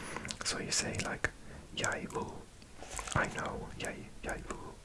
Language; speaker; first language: Danish; non-native, learner; English